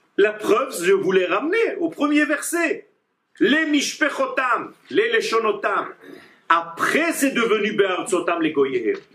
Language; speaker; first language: French; non-native, fluent; Hebrew